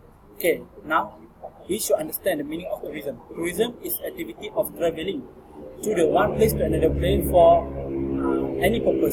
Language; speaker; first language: English; non-native, learner; Malay